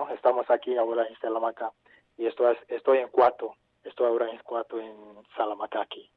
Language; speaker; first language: Spanish; non-native, fluent; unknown